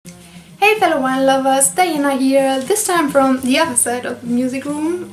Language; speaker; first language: English; non-native, fluent; German